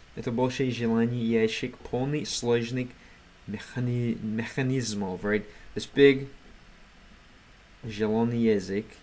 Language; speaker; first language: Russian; non-native, learner; English